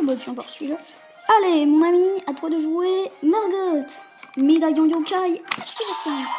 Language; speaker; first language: French; native; French